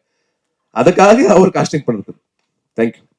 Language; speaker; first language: Tamil; non-native, learner; Kannada